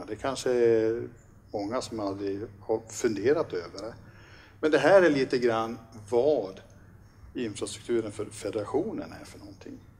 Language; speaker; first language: Swedish; native; Swedish